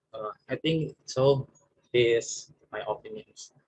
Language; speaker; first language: English; non-native, learner; Indonesian